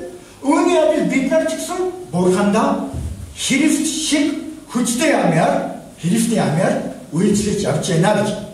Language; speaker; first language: Mongolian; non-native, fluent; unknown